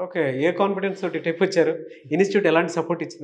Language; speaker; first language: Telugu; native; Telugu